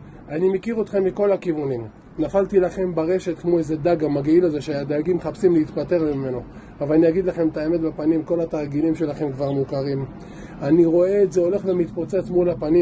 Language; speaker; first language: Hebrew; native; Hebrew